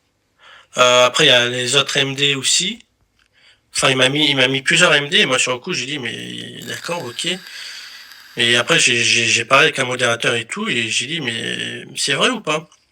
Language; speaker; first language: French; native; French